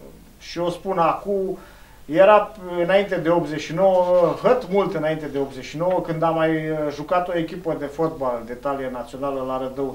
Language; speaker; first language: Romanian; native; Romanian